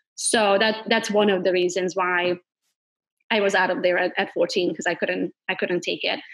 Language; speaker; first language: English; non-native, fluent; Hungarian